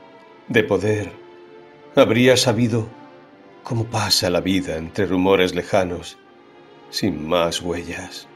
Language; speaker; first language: Spanish; native; Spanish